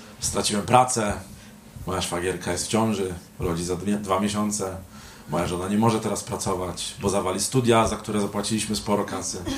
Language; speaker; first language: Polish; native; Polish